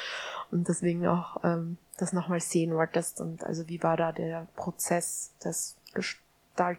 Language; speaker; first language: German; native; German